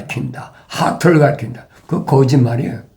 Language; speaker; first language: Korean; native; Korean